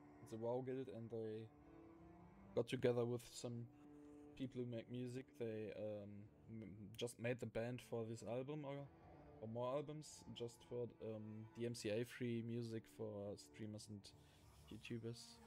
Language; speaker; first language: English; non-native, fluent; German